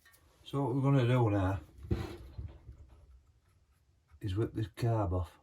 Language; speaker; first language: English; native; English